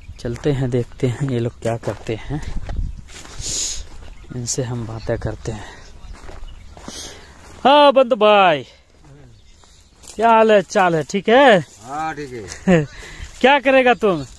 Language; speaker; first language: Hindi; native; Hindi